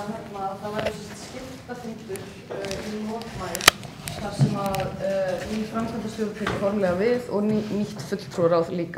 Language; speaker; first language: Icelandic; native; Icelandic